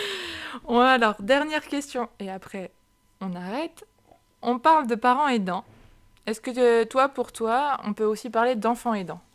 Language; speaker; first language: French; native; French